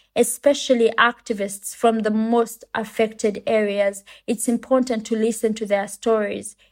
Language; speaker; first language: English; non-native, local second language; Ganda